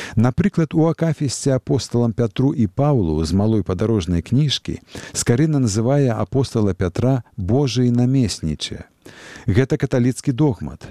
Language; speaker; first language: Belarusian; native; Belarusian